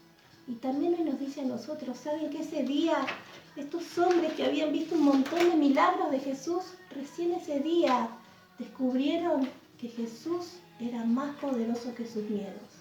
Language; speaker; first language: Spanish; native; Spanish